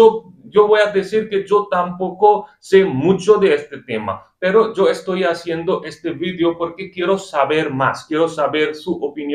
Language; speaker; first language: Spanish; non-native, fluent; Hindi